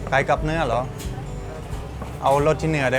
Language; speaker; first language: Thai; non-native, learner; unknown